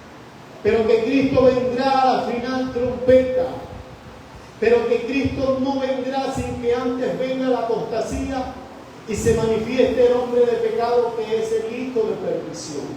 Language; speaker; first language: Spanish; native; Spanish